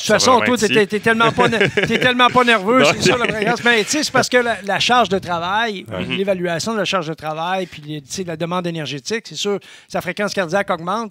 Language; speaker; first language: French; native; French